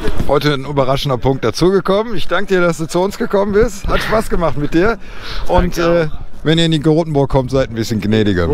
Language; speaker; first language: German; native; German